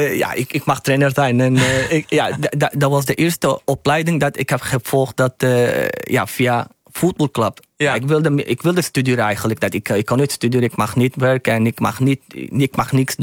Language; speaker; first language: Dutch; non-native, learner; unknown